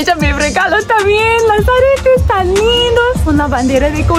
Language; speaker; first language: Spanish; non-native, learner; English